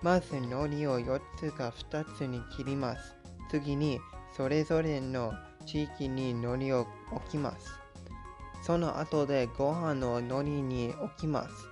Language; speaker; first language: Japanese; non-native, learner; English